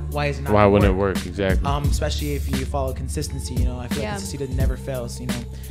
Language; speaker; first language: English; early bilingual, other home language; Spanish